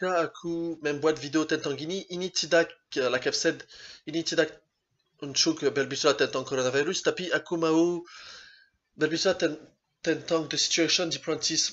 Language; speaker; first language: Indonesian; non-native, learner; French